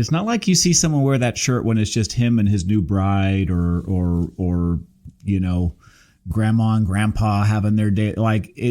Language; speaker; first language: English; native; English